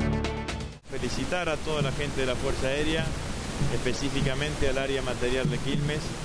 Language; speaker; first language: Spanish; native; Spanish